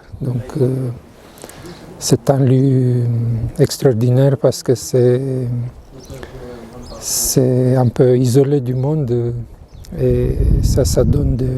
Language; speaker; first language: French; non-native, fluent; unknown